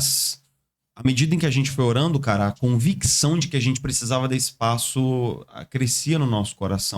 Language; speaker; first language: Portuguese; native; Portuguese